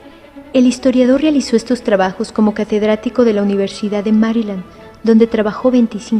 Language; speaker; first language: Spanish; native; Spanish